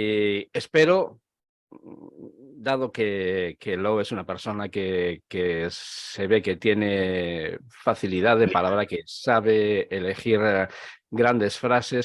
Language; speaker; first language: Spanish; native; Spanish